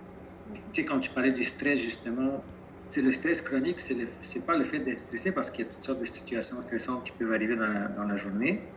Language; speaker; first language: French; native; French